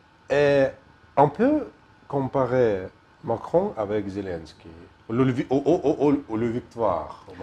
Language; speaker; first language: French; non-native, learner; Ukrainian